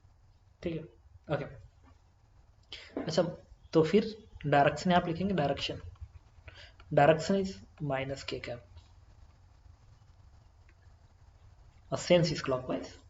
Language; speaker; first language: Hindi; native; Hindi